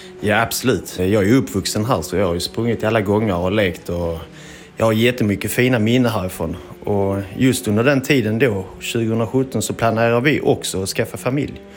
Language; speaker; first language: Swedish; native; Swedish